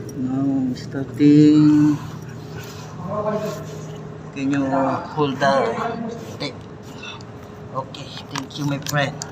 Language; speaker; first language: English; non-native, learner; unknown